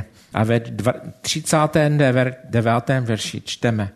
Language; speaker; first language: Czech; non-native, fluent; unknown